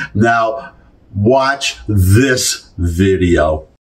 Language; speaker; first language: English; native; English